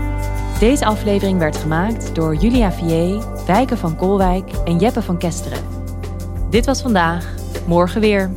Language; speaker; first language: Dutch; native; Dutch